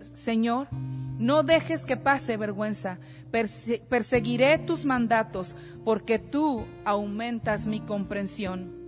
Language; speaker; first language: Spanish; native; Spanish